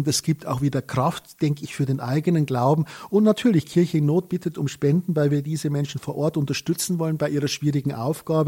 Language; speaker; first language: German; native; German